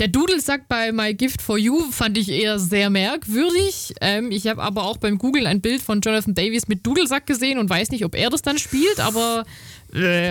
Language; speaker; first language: German; native; German